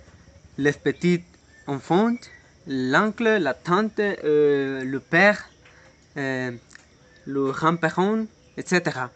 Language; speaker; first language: French; non-native, learner; Spanish